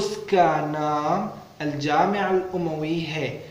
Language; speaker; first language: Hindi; non-native, learner; Arabic